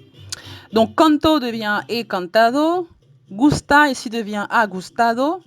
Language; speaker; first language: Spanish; non-native, fluent; French